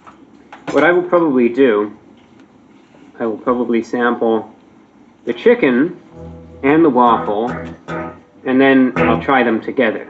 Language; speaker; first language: English; native; English